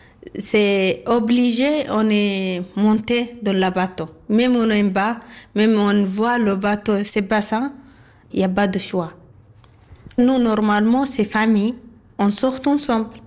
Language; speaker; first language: French; non-native, learner; Arabic